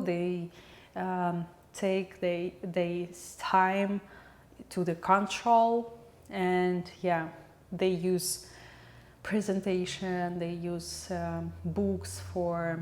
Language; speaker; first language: English; non-native, learner; Russian